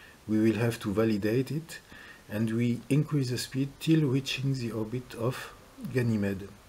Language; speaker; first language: English; non-native, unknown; French